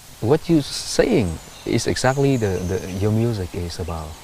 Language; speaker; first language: English; non-native, learner; Japanese